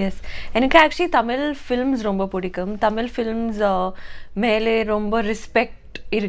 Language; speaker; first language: Tamil; non-native, learner; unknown